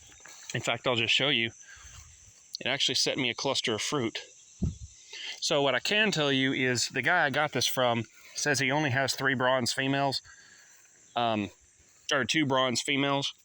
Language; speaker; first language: English; native; English